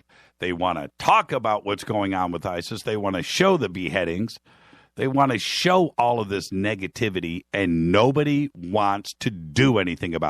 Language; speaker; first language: English; native; English